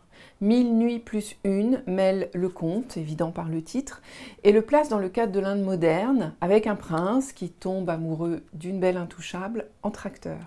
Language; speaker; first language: French; native; French